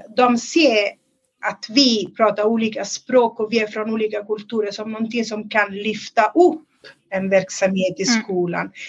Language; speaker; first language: Swedish; non-native, fluent; Italian